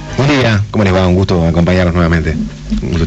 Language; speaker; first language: Spanish; native; Spanish